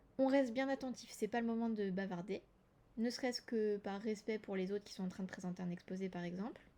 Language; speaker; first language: French; native; French